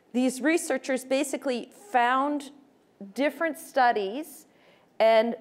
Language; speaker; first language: English; native; English